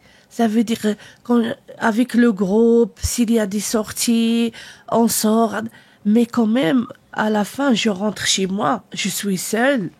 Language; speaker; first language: French; non-native, learner; Arabic